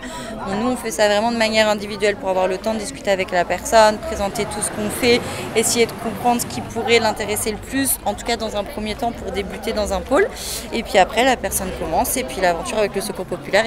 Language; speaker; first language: French; native; French